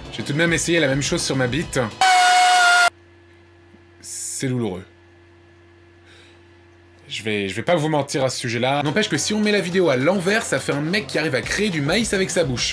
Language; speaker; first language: French; native; French